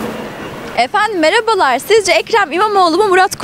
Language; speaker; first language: Turkish; native; Turkish